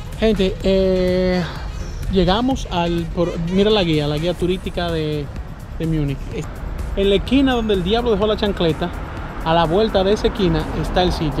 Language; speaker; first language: Spanish; native; Spanish